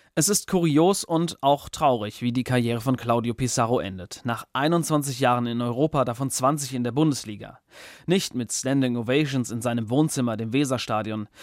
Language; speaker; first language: German; native; German